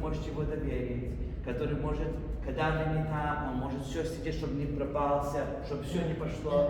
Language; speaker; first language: Russian; early bilingual, heritage; Russian